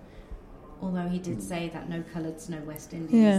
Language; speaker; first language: English; non-native, local second language; Bangla